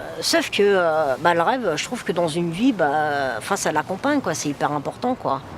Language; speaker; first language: French; native; French